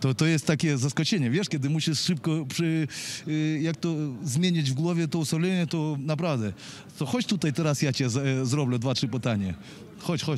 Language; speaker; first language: Polish; non-native, fluent; Russian